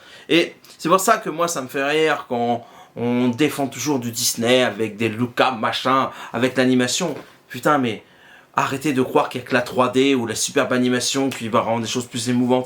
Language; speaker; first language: French; native; French